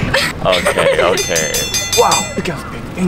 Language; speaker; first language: English; non-native, learner; Japanese